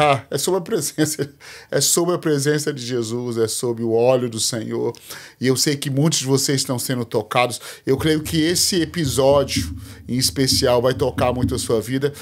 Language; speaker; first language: Portuguese; native; Portuguese